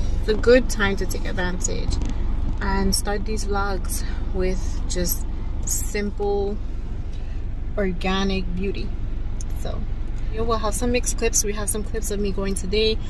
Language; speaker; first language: English; early bilingual, other home language; Spanish